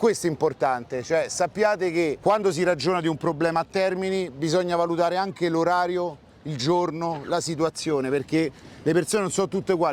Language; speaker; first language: Italian; native; Italian